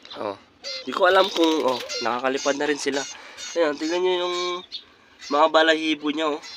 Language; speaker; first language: Filipino; native; Filipino